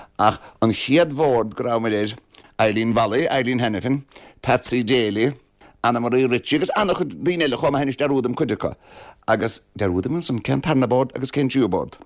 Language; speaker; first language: Irish; native; Irish